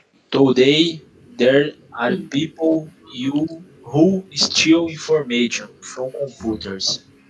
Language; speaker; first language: English; non-native, learner; Portuguese